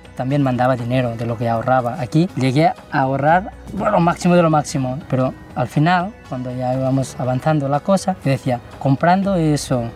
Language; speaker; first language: Spanish; early bilingual, other home language; Nepali